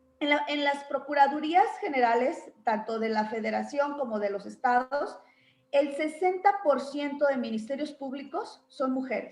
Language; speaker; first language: Spanish; native; Spanish